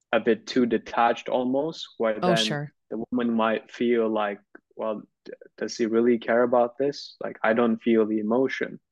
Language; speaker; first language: English; non-native, fluent; Turkish